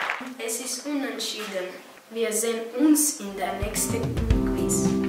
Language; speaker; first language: German; non-native, learner; Croatian